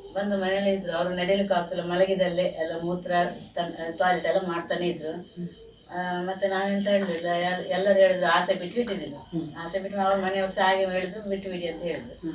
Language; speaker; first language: Kannada; native; Kannada